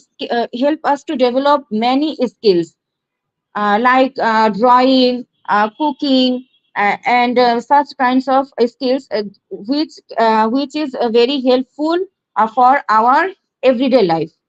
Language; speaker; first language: English; non-native, learner; Bangla